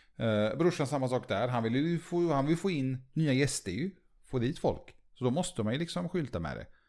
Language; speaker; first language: Swedish; early bilingual, other home language; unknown